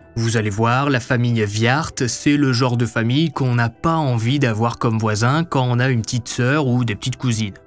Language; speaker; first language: French; native; French